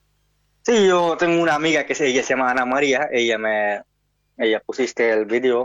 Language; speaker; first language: Spanish; non-native, learner; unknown